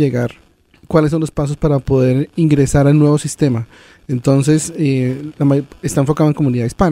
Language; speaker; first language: Spanish; native; Spanish